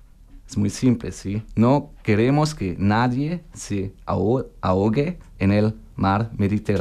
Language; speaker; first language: Spanish; non-native, learner; German